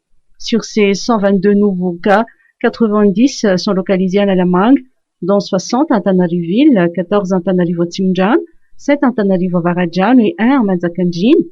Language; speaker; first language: French; non-native, local second language; Malagasy